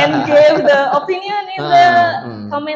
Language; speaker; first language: English; non-native, learner; Indonesian